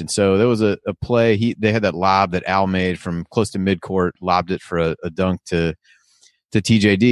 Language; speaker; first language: English; native; English